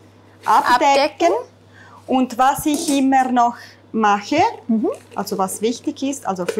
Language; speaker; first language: German; non-native, fluent; Italian